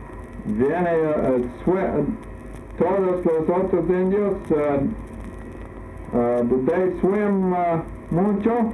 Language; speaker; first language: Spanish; non-native, learner; English